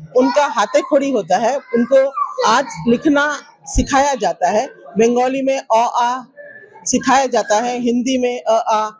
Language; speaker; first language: Hindi; non-native, local second language; Bangla